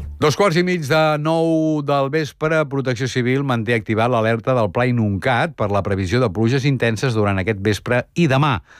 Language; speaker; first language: Catalan; native; Catalan